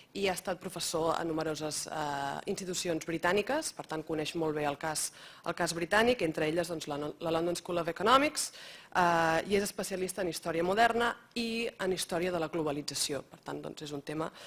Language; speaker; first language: Catalan; native; Catalan